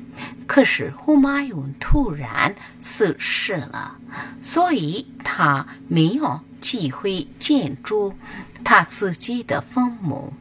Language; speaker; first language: Chinese; non-native, fluent; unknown